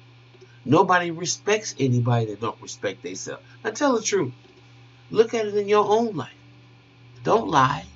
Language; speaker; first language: English; native; English